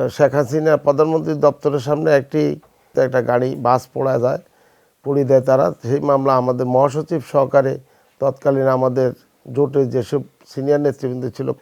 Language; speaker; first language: Bangla; native; Bangla